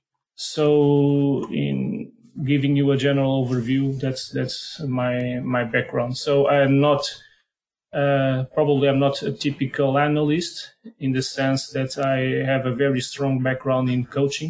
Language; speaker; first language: English; non-native, fluent; Portuguese